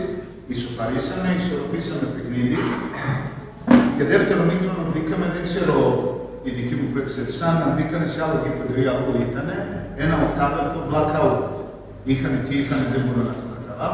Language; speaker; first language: Greek; non-native, fluent; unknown